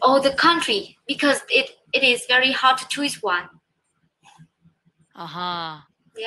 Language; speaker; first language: English; non-native, learner; Vietnamese